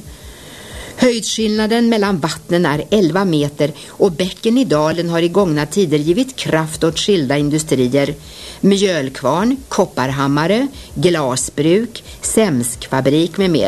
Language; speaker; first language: Swedish; native; Swedish